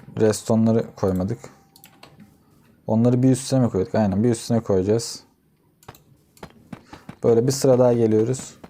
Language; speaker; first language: Turkish; native; Turkish